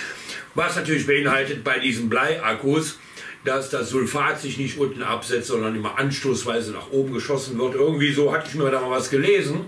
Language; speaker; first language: German; native; German